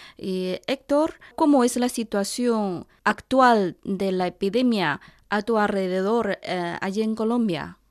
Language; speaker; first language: Spanish; non-native, fluent; Chinese